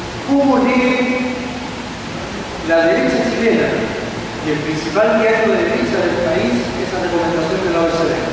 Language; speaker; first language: Spanish; native; Spanish